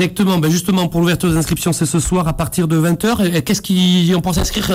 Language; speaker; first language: French; native; French